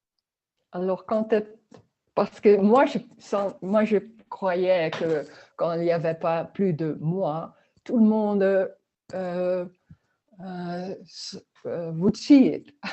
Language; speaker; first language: French; non-native, learner; Dutch